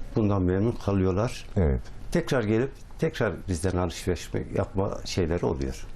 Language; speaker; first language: Turkish; native; Turkish